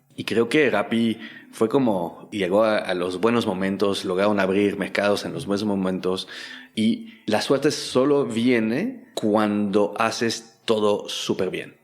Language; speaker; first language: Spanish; non-native, fluent; French